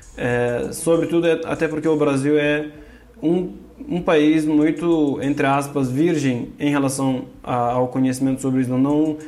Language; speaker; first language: Portuguese; non-native, fluent; Turkish